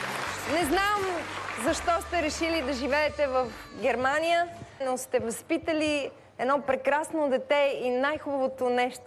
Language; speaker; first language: Bulgarian; native; Bulgarian